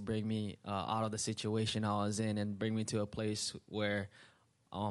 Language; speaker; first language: English; native; English